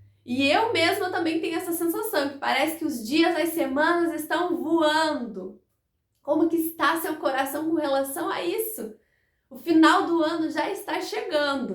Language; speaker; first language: Portuguese; native; Portuguese